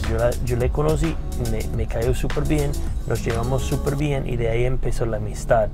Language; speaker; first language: Spanish; non-native, fluent; English